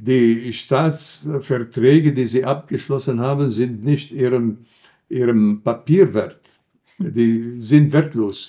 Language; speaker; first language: German; non-native, fluent; Arabic